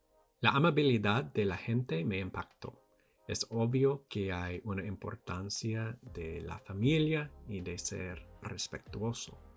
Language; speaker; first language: Spanish; non-native, learner; English